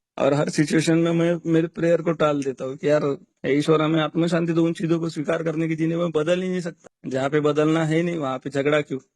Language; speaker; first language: Hindi; non-native, local second language; Marathi